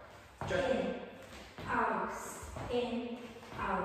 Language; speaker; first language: German; non-native, fluent; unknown